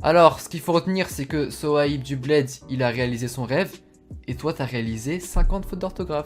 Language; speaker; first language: French; native; French